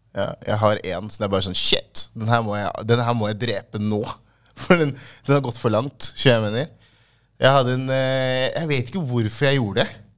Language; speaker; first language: Norwegian; early bilingual, other home language; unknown